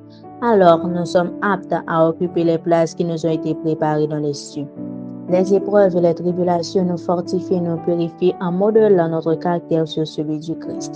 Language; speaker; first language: French; non-native, local second language; Haitian Creole